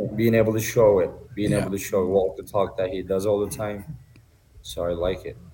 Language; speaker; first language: English; non-native, fluent; Turkish